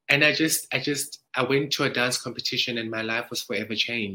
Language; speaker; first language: English; non-native, local second language; Zulu